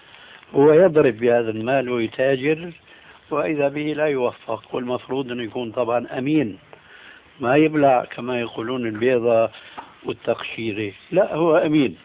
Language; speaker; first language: Arabic; early bilingual, other home language; Albanian